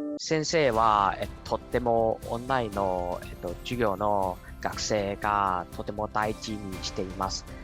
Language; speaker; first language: Japanese; non-native, learner; Cantonese